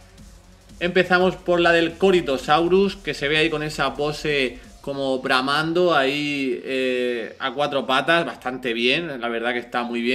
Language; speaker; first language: Spanish; native; Spanish